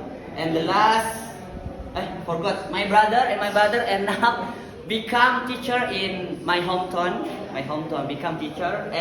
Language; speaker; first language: English; non-native, learner; Indonesian